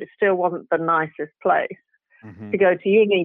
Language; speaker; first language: English; native; English